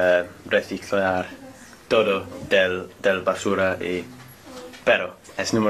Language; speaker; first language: Spanish; non-native, learner; English